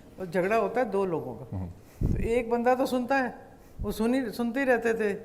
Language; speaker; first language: Urdu; native; Urdu